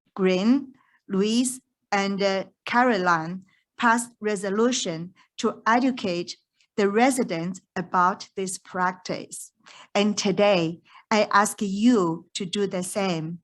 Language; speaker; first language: English; non-native, fluent; Chinese